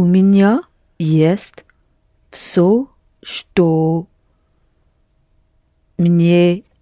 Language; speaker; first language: Russian; non-native, learner; English